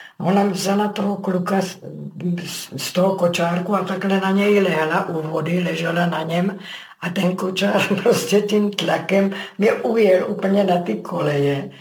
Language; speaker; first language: Czech; native; Czech